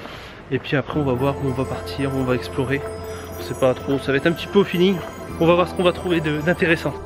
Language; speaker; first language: French; native; French